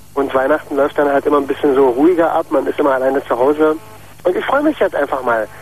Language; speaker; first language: German; early bilingual, other home language; Arabic